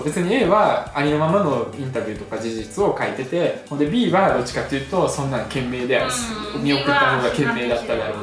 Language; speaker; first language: Japanese; early bilingual, other home language; Russian